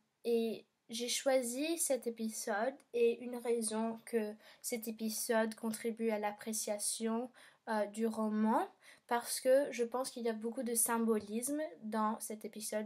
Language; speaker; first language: French; non-native, learner; English